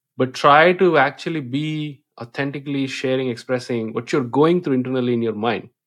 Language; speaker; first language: English; non-native, local second language; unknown